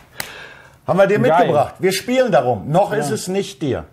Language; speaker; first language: German; native; German